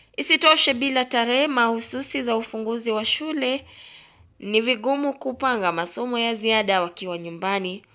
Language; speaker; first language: Swahili; non-native, local second language; Gusii